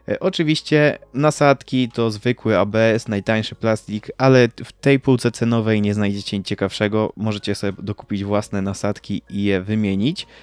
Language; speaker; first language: Polish; native; Polish